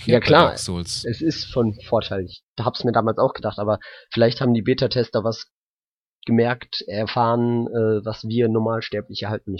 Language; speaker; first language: German; native; German